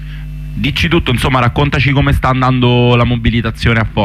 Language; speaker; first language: Italian; native; Italian